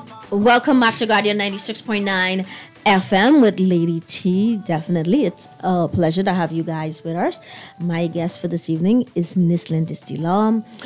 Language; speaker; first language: English; native; English